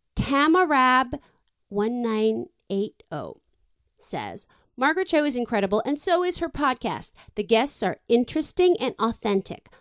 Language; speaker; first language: English; native; English